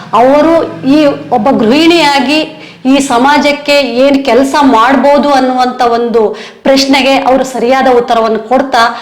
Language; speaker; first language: Kannada; native; Kannada